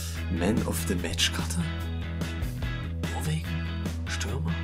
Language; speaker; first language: German; native; German